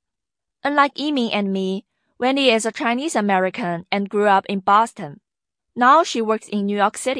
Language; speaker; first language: English; non-native, fluent; Chinese